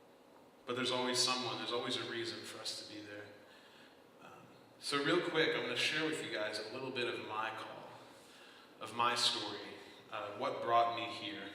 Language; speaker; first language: English; native; English